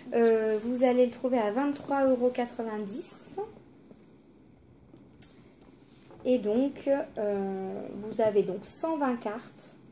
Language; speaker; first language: French; native; French